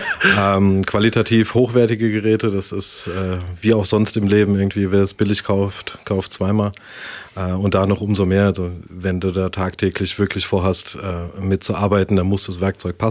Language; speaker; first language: German; native; German